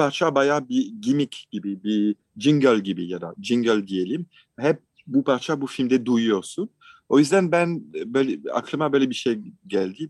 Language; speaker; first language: Turkish; non-native, fluent; French